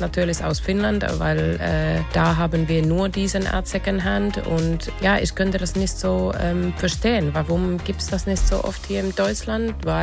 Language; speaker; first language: German; non-native, learner; Finnish